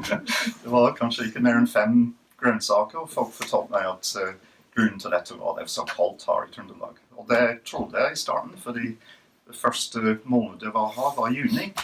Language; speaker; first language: Norwegian; non-native, fluent; English